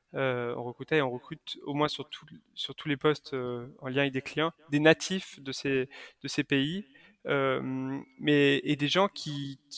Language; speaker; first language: French; native; French